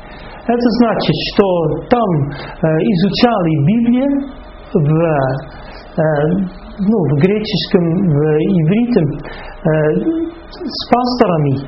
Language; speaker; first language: Russian; non-native, fluent; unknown